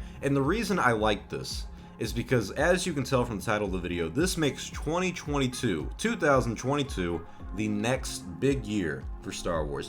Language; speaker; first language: English; native; English